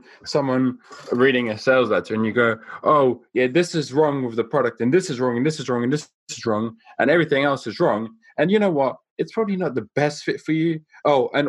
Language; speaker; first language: English; non-native, local second language; Afrikaans